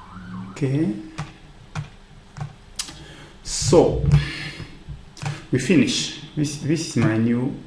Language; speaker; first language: English; non-native, learner; French